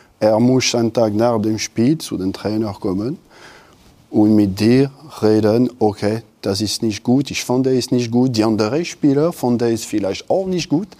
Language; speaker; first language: German; non-native, local second language; French